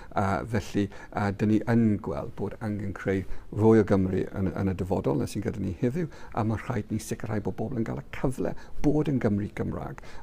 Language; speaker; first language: Welsh; non-native, local second language; English